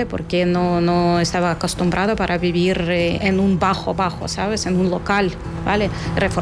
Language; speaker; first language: Spanish; non-native, local second language; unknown